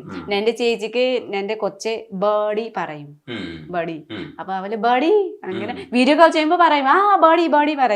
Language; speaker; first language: Malayalam; non-native, learner; Nepali